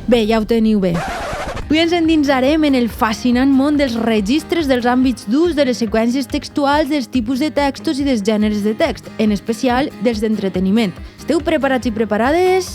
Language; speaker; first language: Catalan; native; Catalan